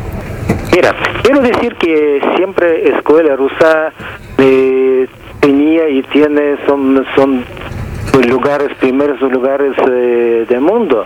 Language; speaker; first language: Spanish; non-native, fluent; Russian